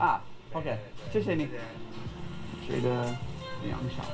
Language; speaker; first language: Chinese; non-native, learner; English